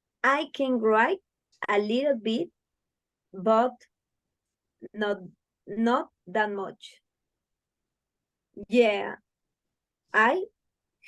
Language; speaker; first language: English; non-native, learner; Spanish